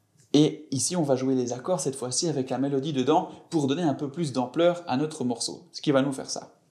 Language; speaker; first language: French; native; French